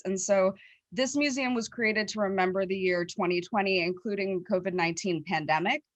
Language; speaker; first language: English; native; English